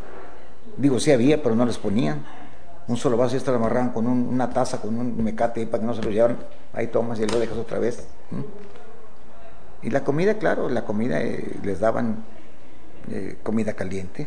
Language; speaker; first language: Spanish; native; Spanish